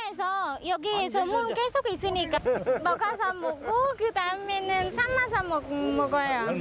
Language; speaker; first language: Korean; non-native, learner; Vietnamese